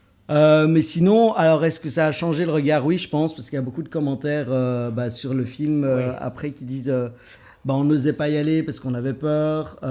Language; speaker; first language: French; native; French